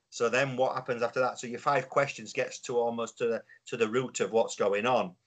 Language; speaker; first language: English; native; English